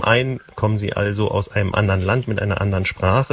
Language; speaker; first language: German; native; German